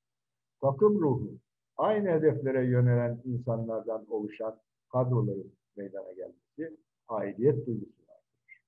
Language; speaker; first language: Turkish; native; Turkish